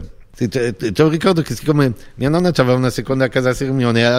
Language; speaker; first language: Italian; native; Italian